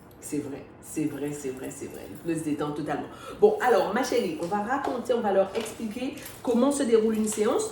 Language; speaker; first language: French; native; French